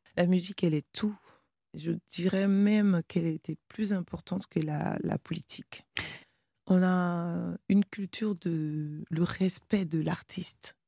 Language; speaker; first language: French; non-native, local second language; Bambara